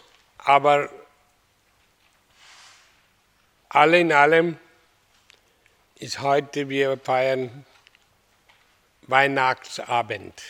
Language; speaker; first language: German; non-native, learner; Hindi